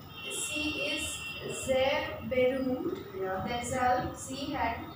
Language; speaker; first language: German; non-native, learner; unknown